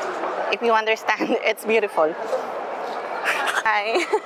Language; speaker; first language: English; non-native, local second language; Filipino